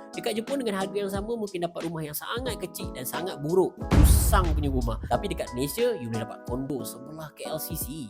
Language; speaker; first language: Malay; native; Malay